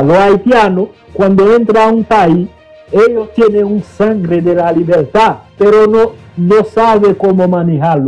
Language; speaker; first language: Spanish; non-native, fluent; Haitian Creole